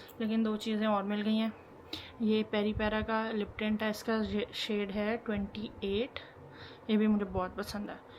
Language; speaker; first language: Urdu; native; Urdu